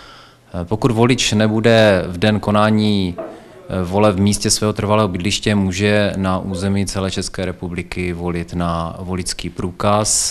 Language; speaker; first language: Czech; native; Czech